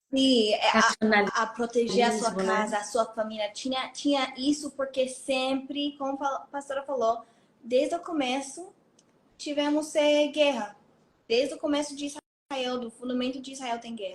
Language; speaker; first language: Portuguese; non-native, fluent; Hebrew